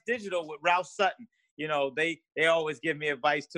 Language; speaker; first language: English; native; English